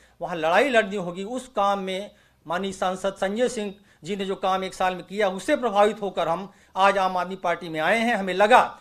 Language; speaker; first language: Hindi; native; Hindi